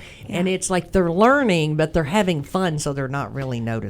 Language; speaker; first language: English; native; English